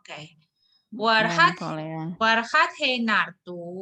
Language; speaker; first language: Dutch; non-native, learner; Indonesian